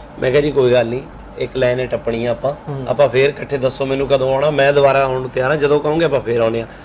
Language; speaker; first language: Punjabi; native; Punjabi